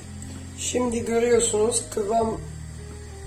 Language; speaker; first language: Turkish; early bilingual, heritage; Turkish